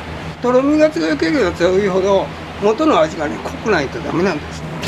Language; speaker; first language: Japanese; native; Japanese